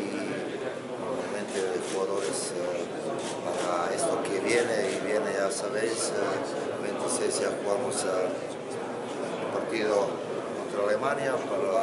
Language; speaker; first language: Spanish; non-native, fluent; Croatian